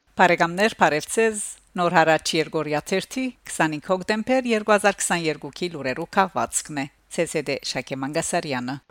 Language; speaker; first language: Armenian; early bilingual, heritage; Armenian